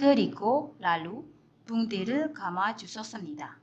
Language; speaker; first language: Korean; non-native, fluent; Indonesian